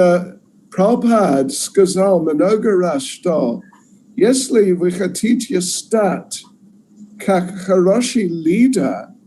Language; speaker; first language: Russian; non-native, learner; English